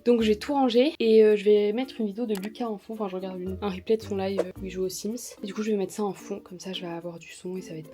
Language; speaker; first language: French; native; French